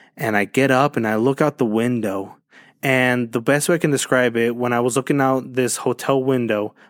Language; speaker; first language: English; early bilingual, other home language; Spanish